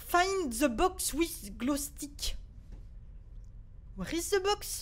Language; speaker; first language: English; non-native, learner; French